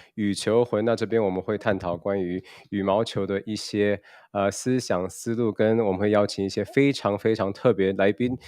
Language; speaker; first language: Chinese; early bilingual, other home language; Indonesian